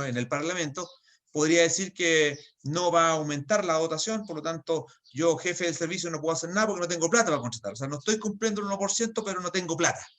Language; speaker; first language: Spanish; native; Spanish